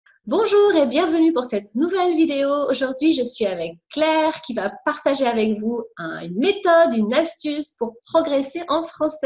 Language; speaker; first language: French; native; French